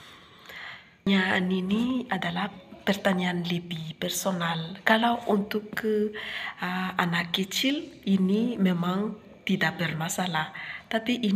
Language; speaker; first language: Indonesian; non-native, fluent; Malagasy